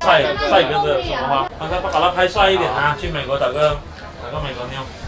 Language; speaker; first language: Chinese; native; Chinese